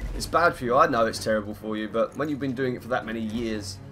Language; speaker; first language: English; native; English